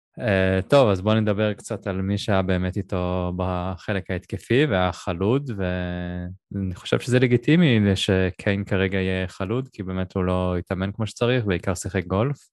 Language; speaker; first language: Hebrew; native; Hebrew